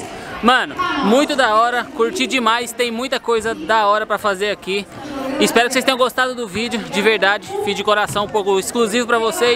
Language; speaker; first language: Portuguese; native; Portuguese